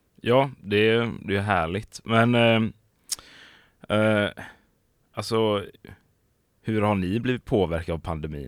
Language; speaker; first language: Swedish; native; Swedish